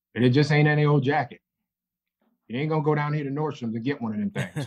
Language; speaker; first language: English; native; English